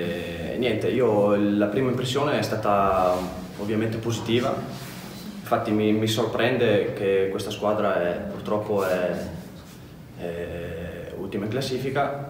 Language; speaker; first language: Italian; native; Italian